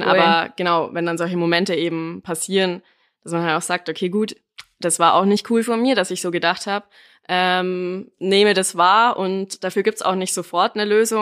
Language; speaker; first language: German; native; German